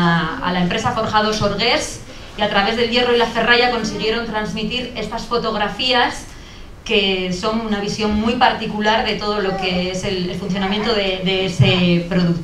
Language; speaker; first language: Spanish; native; Spanish